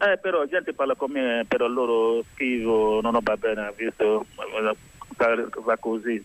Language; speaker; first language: Italian; non-native, learner; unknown